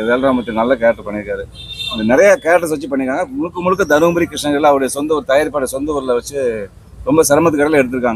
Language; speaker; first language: Tamil; native; Tamil